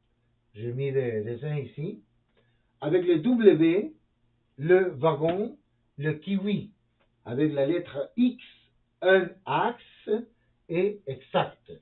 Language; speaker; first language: French; non-native, fluent; Spanish